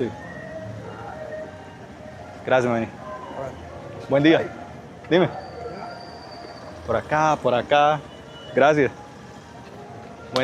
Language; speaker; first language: Spanish; non-native, learner; English